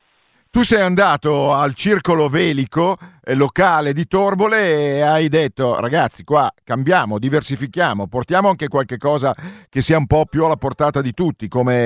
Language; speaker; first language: Italian; native; Italian